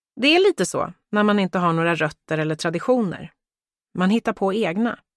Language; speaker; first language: Swedish; early bilingual, other home language; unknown